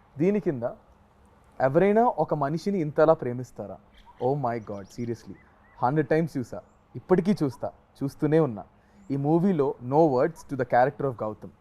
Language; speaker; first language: Telugu; native; Telugu